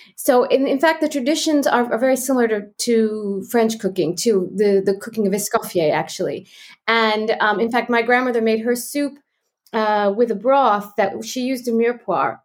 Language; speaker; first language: English; native; English